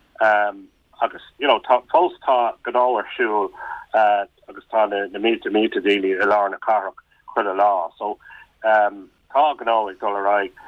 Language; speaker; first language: Irish; non-native, local second language; English